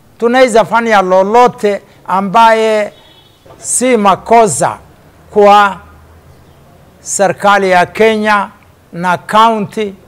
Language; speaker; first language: Swahili; non-native, local second language; Somali